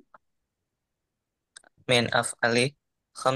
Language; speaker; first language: Arabic; non-native, learner; Indonesian